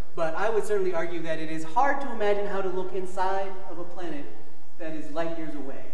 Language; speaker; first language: English; native; English